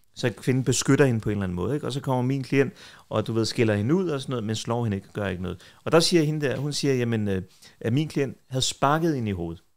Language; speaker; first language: Danish; early bilingual, other home language; Kurdish